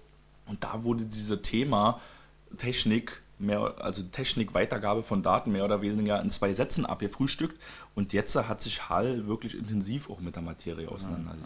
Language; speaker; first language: German; native; German